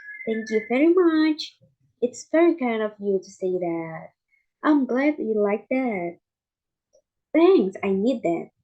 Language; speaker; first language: English; non-native, fluent; Indonesian